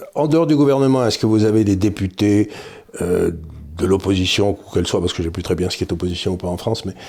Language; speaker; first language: French; native; French